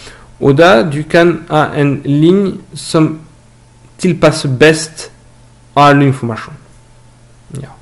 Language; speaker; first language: Norwegian; non-native, learner; French